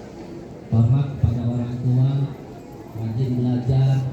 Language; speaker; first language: Indonesian; native; Indonesian